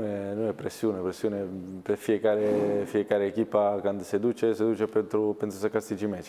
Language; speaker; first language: Romanian; non-native, learner; Italian